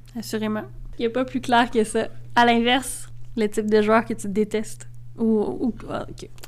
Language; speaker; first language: French; native; French